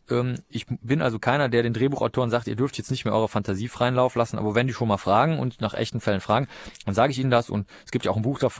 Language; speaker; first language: German; native; German